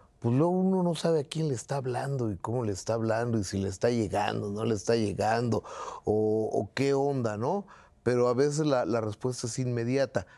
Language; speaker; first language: Spanish; native; Spanish